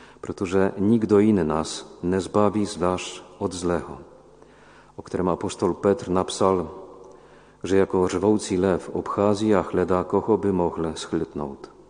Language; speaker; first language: Czech; non-native, fluent; Polish